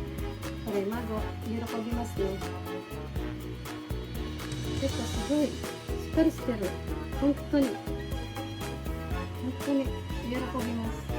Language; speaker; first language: Japanese; non-native, fluent; Filipino